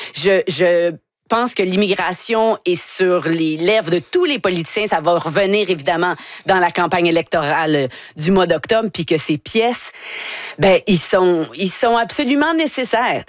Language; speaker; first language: French; native; French